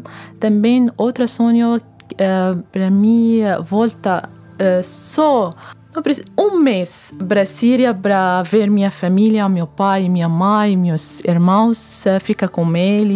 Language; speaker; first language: Portuguese; non-native, learner; Arabic